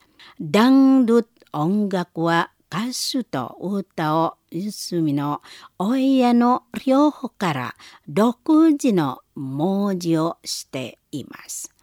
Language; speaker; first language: Japanese; non-native, learner; Indonesian